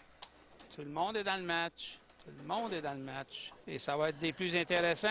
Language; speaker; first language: French; native; French